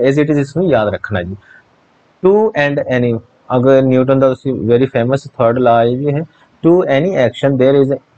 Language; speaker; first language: Hindi; non-native, local second language; Punjabi